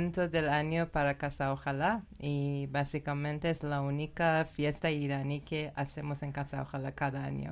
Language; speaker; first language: Spanish; non-native, learner; Persian